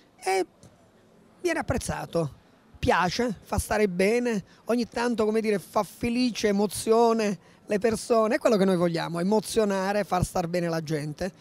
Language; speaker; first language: Italian; native; Italian